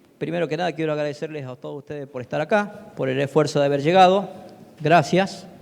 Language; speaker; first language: Spanish; native; Spanish